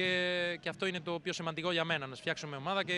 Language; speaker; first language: Greek; non-native, fluent; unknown